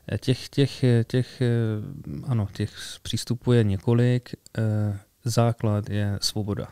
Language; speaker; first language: Czech; early bilingual, other home language; Arabic